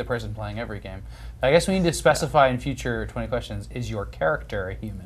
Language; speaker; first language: English; native; English